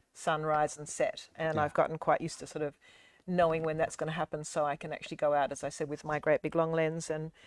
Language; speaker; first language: English; native; English